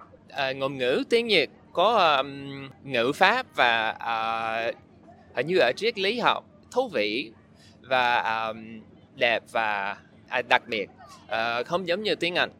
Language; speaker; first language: Vietnamese; non-native, learner; English